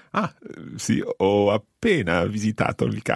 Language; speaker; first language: Italian; non-native, fluent; English